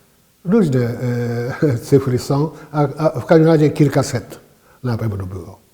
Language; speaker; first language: Polish; non-native, fluent; Japanese